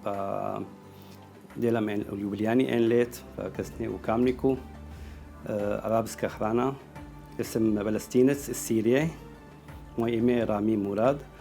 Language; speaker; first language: Slovenian; non-native, learner; Arabic